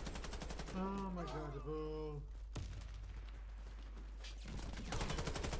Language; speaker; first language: English; non-native, learner; Russian